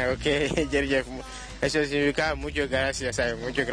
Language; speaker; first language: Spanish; non-native, learner; Wolof